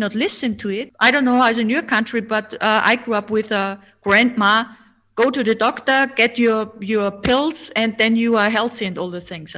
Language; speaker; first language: English; non-native, fluent; German